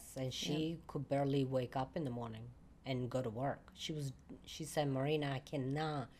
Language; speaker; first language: English; non-native, fluent; Italian